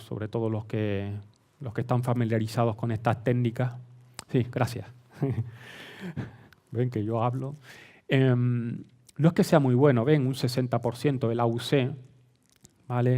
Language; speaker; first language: Spanish; native; Spanish